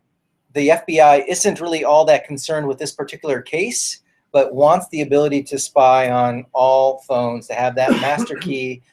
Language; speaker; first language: English; native; English